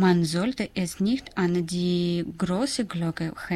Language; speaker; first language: German; non-native, learner; Russian